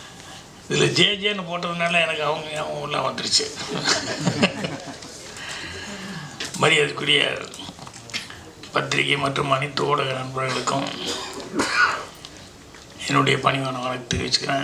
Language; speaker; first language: Tamil; native; Tamil